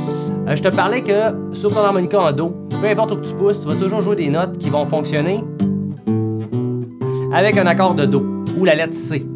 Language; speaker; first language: French; native; French